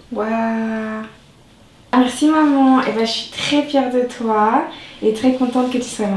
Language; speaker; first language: French; early bilingual, other home language; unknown